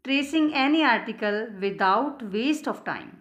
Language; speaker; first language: English; non-native, local second language; Punjabi